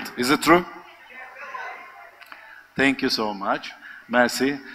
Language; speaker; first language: English; non-native, learner; Turkish